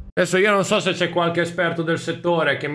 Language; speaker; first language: Italian; native; Italian